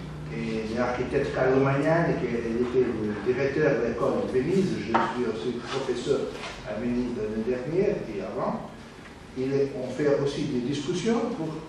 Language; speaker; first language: French; non-native, learner; Portuguese